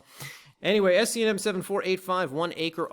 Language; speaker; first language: English; native; English